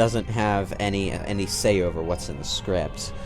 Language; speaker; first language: English; native; English